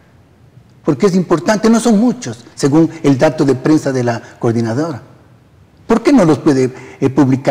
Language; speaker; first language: Spanish; native; Spanish